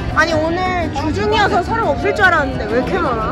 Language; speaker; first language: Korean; native; Korean